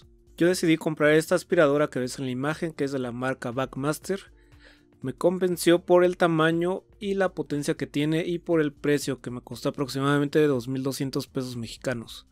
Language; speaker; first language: Spanish; native; Spanish